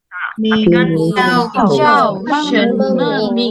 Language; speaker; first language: Chinese; non-native, learner; Indonesian